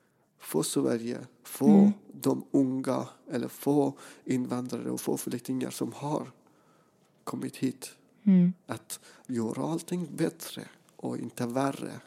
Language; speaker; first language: Swedish; non-native, fluent; Persian